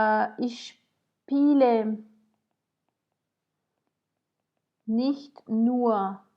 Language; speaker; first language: German; non-native, fluent; French